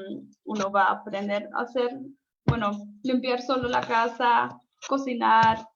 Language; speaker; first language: Spanish; non-native, fluent; German